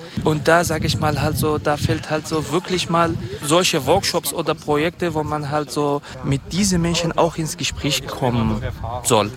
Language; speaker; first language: German; non-native, fluent; Kurdish